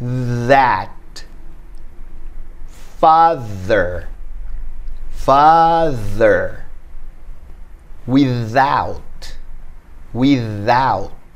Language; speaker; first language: English; non-native, fluent; Portuguese